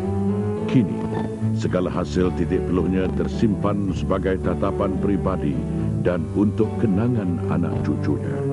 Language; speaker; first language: Malay; native; Malay